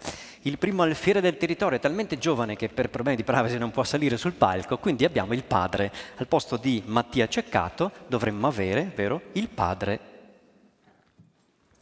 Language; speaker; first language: Italian; native; Italian